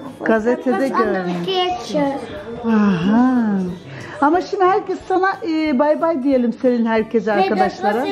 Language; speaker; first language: Turkish; early bilingual, heritage; Turkish